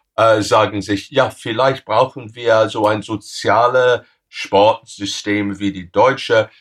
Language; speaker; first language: German; non-native, fluent; English